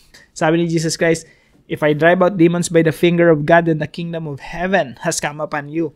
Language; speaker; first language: English; non-native, local second language; Filipino